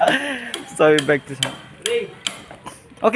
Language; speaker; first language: English; non-native, learner; Indonesian